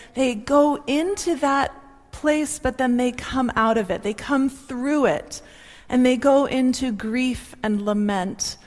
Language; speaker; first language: English; native; English